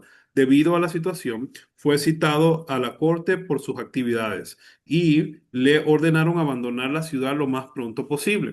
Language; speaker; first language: Spanish; native; Spanish